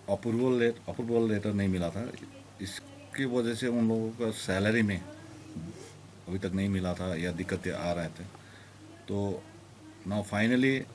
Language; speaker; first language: Hindi; non-native, local second language; Nepali